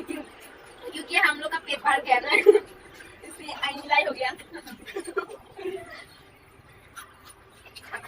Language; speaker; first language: Hindi; non-native, local second language; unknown